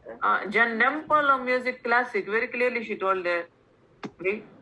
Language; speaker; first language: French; non-native, fluent; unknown